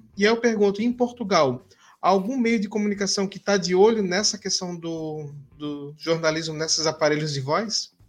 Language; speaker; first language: Portuguese; native; Portuguese